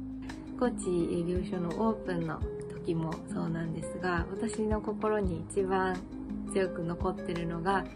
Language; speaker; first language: Japanese; non-native, fluent; Indonesian